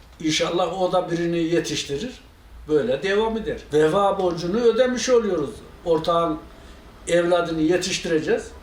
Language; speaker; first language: Turkish; native; Turkish